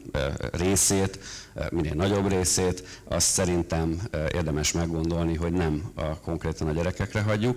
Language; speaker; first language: Hungarian; native; Hungarian